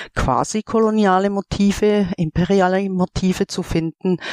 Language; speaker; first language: German; native; German